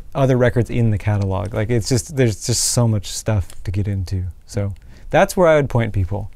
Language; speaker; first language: English; native; English